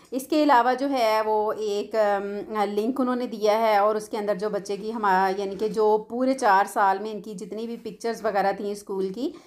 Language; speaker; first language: Urdu; non-native, local second language; Punjabi